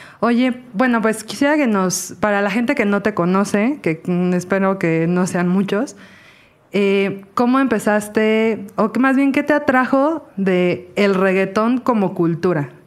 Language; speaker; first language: Spanish; native; Spanish